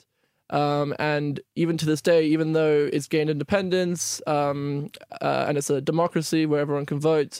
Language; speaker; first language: English; native; English